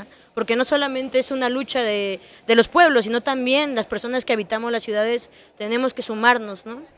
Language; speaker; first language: Spanish; native; Spanish